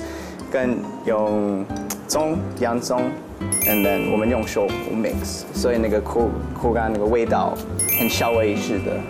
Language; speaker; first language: Chinese; non-native, learner; English